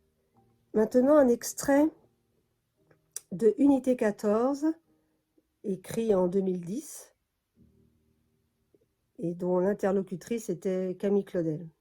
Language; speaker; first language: French; native; French